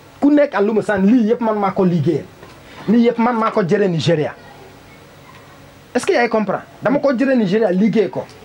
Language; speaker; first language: Wolof; non-native, learner; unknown